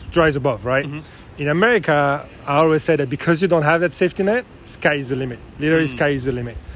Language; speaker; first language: English; non-native, fluent; French